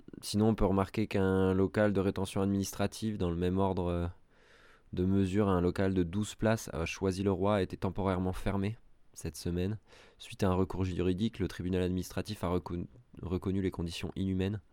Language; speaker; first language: French; native; French